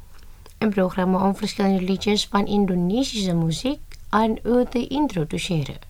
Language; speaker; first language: Dutch; non-native, fluent; Indonesian